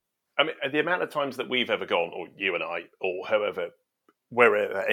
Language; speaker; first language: English; native; English